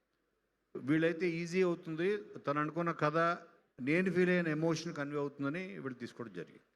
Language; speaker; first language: Telugu; native; Telugu